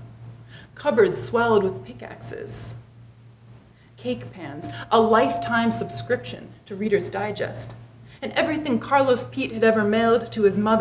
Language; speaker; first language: English; native; English